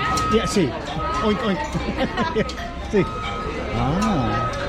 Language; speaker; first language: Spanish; non-native, learner; English